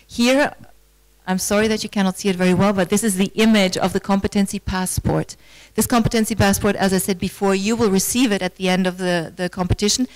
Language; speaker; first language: English; non-native, fluent; German